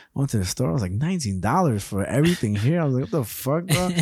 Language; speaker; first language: English; early bilingual, other home language; Spanish